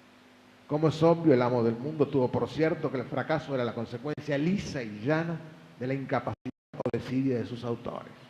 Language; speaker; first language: Spanish; native; Spanish